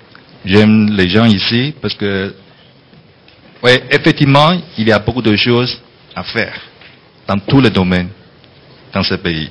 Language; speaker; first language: French; non-native, fluent; Chinese